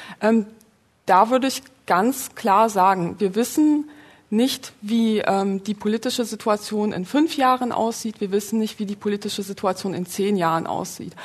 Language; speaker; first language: German; early bilingual, other home language; Polish